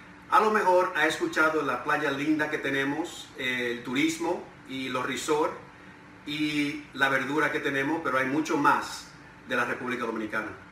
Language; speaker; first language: Spanish; native; Spanish